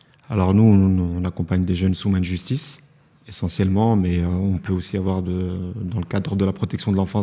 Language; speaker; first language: French; native; French